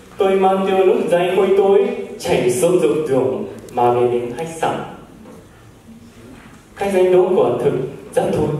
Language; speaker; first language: Vietnamese; non-native, learner; Japanese